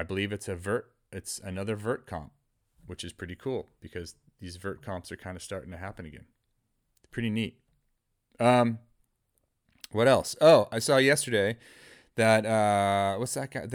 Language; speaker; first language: English; native; English